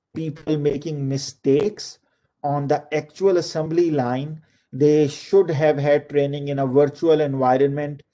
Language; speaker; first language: English; non-native, local second language; Urdu